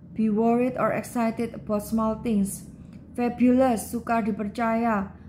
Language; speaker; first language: English; non-native, learner; Indonesian